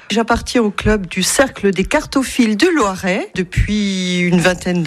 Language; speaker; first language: French; native; French